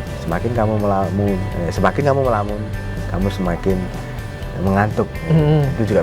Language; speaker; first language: Indonesian; native; Indonesian